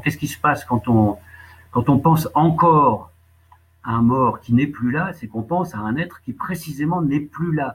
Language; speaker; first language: French; native; French